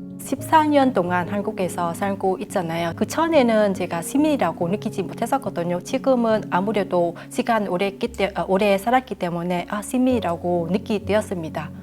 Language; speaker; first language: Korean; non-native, fluent; Vietnamese